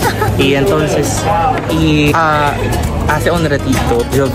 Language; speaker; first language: Spanish; non-native, learner; Filipino